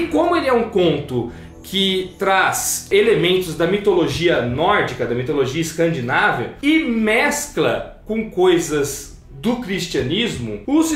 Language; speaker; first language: Portuguese; native; Portuguese